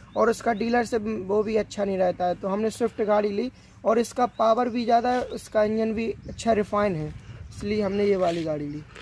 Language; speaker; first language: Hindi; native; Hindi